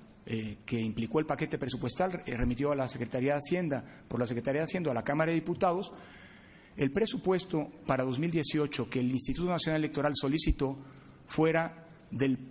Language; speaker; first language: Spanish; native; Spanish